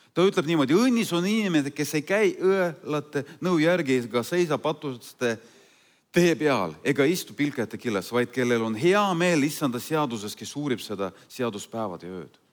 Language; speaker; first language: Estonian; non-native, fluent; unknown